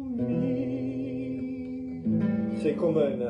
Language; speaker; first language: French; non-native, fluent; English